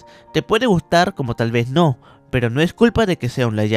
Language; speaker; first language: Spanish; native; Spanish